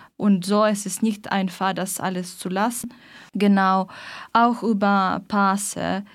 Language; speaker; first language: German; non-native, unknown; Ukrainian